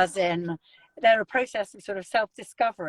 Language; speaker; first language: English; native; English